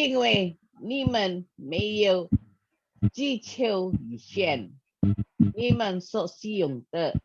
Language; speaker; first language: Chinese; non-native, learner; Indonesian